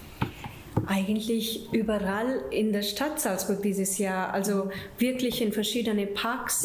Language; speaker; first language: German; non-native, fluent; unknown